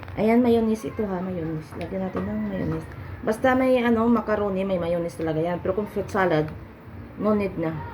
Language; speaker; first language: Filipino; non-native, local second language; Hiligaynon